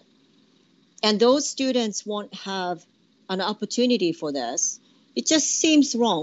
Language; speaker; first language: English; non-native, fluent; Japanese